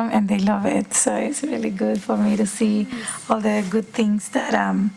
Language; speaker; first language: English; non-native, fluent; Spanish